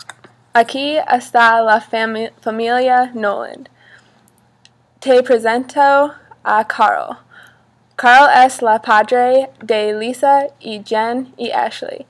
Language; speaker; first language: Spanish; non-native, learner; English